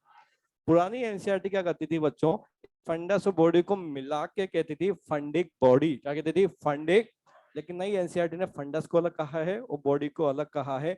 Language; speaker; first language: Hindi; native; Hindi